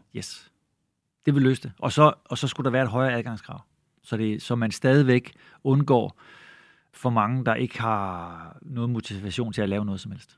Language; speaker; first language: Danish; native; Danish